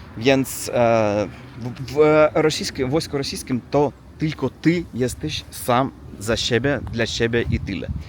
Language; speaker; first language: Polish; non-native, learner; Russian